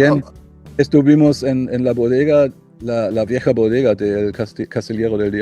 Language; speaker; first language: Spanish; non-native, learner; German